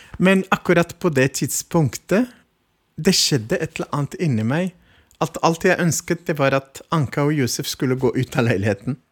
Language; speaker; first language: Norwegian; non-native, fluent; Arabic